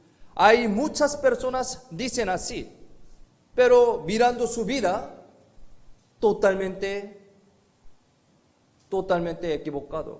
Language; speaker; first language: Spanish; non-native, fluent; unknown